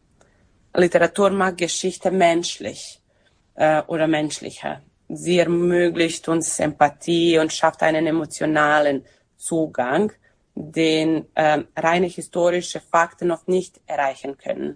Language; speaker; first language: German; non-native, fluent; Serbian